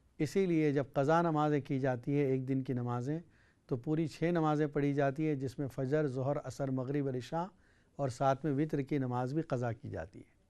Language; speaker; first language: Urdu; native; Urdu